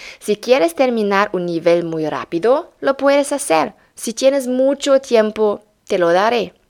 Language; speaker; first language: Spanish; non-native, fluent; German